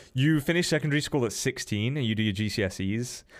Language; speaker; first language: English; native; English